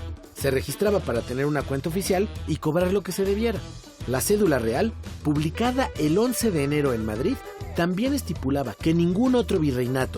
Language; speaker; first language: Spanish; native; Spanish